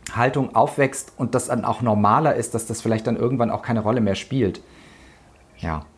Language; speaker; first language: German; early bilingual, other home language; Turkish